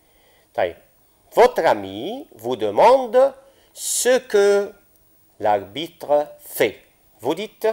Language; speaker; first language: French; non-native, fluent; Arabic